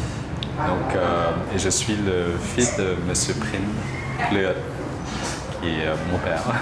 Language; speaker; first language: French; early bilingual, other home language; Khmer